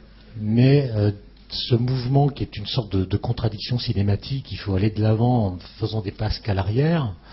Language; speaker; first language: French; native; French